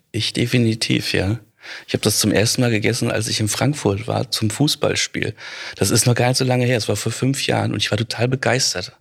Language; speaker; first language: German; native; German